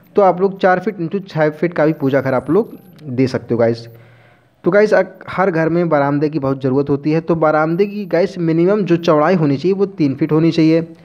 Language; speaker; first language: Hindi; native; Hindi